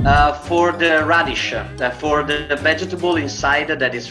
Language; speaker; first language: English; non-native, fluent; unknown